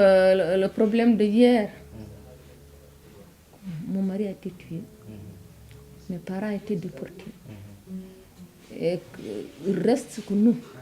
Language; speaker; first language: French; non-native, learner; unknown